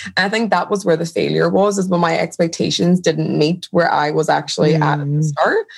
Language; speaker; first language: English; native; English